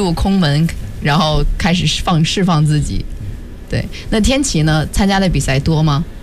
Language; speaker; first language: Chinese; native; Chinese